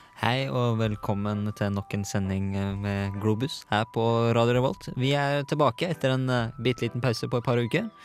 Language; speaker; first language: Norwegian; native; Norwegian